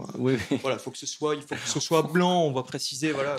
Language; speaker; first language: French; native; French